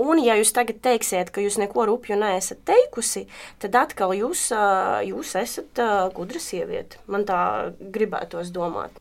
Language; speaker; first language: Latvian; non-native, local second language; Russian